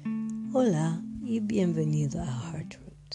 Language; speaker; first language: Spanish; non-native, fluent; French